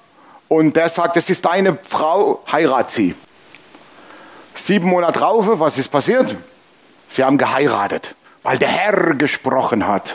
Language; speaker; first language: German; native; German